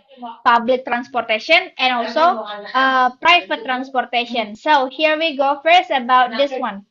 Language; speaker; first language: English; non-native, learner; Indonesian